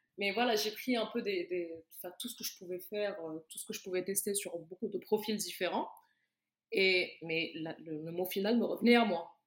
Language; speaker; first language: French; non-native, local second language; Arabic